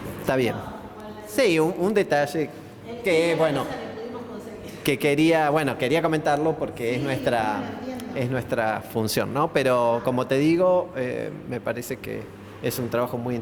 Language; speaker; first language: Spanish; native; Spanish